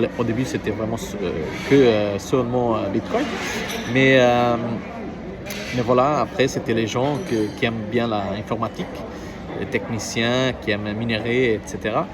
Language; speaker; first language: French; non-native, learner; Portuguese